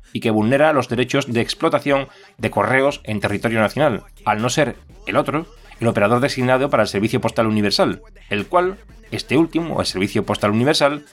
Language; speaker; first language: Spanish; native; Spanish